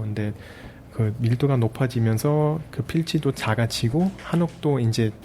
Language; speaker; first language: Korean; early bilingual, heritage; Korean